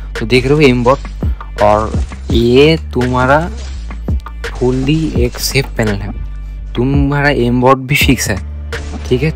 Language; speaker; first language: Hindi; non-native, learner; Bangla